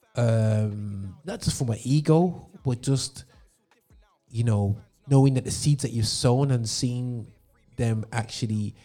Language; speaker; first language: English; native; English